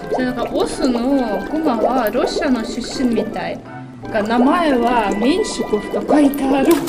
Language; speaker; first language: Japanese; non-native, fluent; Russian